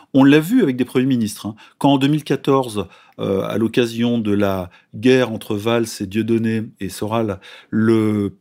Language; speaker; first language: French; native; French